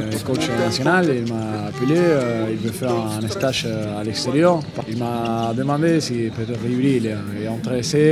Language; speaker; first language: French; non-native, fluent; Spanish